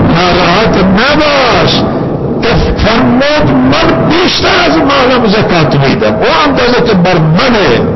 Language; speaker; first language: Persian; non-native, local second language; Baluchi